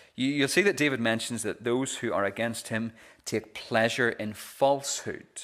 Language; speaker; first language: English; native; English